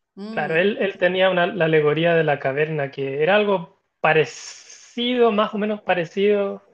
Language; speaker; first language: Spanish; native; Spanish